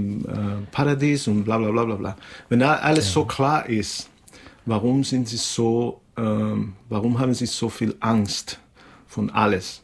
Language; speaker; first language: German; non-native, learner; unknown